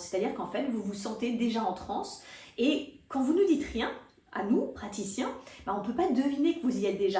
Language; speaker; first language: French; native; French